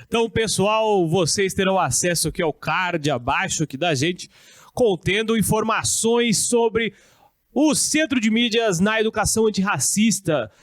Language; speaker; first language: Portuguese; native; Portuguese